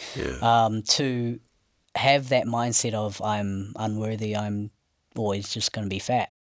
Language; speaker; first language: English; native; English